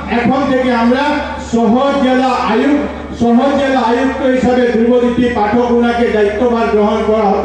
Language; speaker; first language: Bangla; native; Bangla